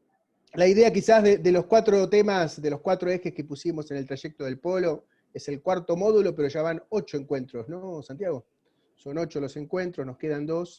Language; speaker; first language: Spanish; native; Spanish